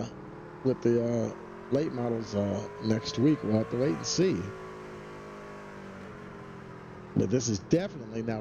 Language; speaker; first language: English; native; English